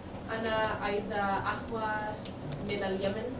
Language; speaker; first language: Arabic; non-native, learner; English